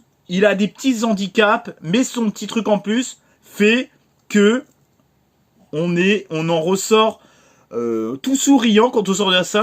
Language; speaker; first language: French; native; French